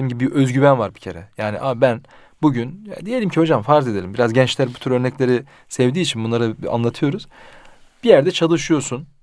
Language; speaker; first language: Turkish; early bilingual, heritage; Turkish